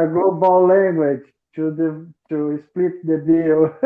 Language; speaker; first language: English; non-native, learner; Portuguese